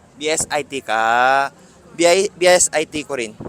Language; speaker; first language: Cebuano; non-native, learner; Korean